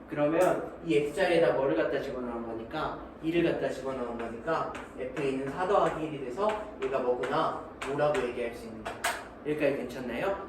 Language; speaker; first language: Korean; native; Korean